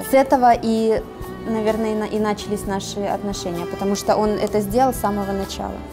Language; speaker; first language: Russian; native; Russian